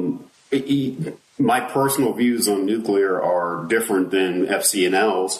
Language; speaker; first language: English; native; English